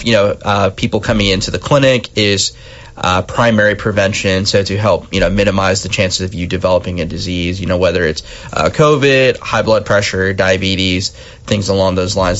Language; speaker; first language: English; native; English